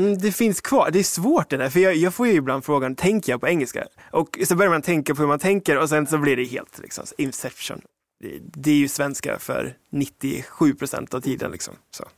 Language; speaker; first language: Swedish; early bilingual, other home language; English